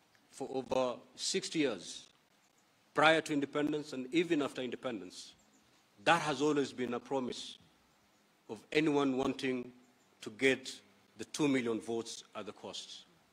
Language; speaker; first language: English; non-native, local second language; Giryama